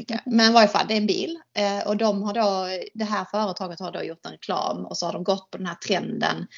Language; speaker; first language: Swedish; native; Swedish